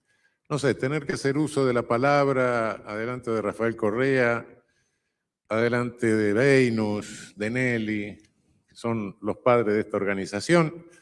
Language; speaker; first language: Spanish; native; Spanish